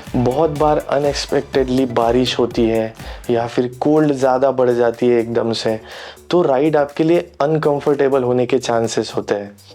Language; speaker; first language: Hindi; non-native, local second language; Marathi